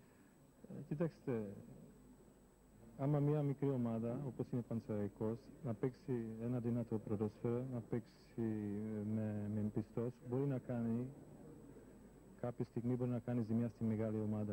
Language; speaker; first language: Greek; non-native, fluent; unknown